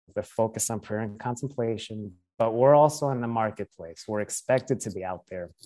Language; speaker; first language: English; early bilingual, other home language; Spanish